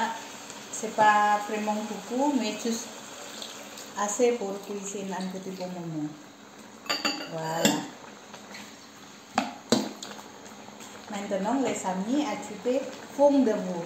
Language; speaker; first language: French; non-native, learner; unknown